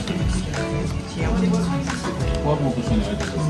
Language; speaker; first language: Japanese; non-native, learner; French